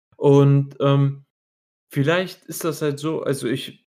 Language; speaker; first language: German; early bilingual, other home language; Arabic